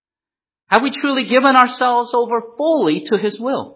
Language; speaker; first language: English; native; English